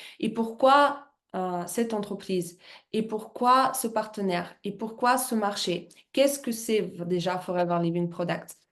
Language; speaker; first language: French; non-native, fluent; Russian